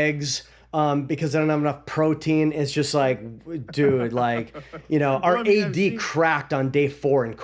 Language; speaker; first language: English; native; English